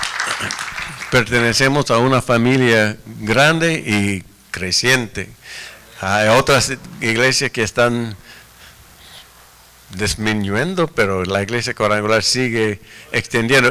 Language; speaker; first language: Spanish; non-native, fluent; English